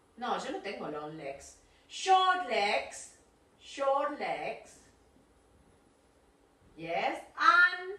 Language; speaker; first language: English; non-native, fluent; Spanish